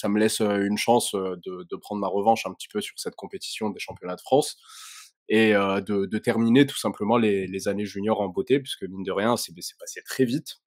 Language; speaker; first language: French; native; French